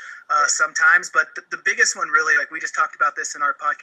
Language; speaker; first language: English; native; English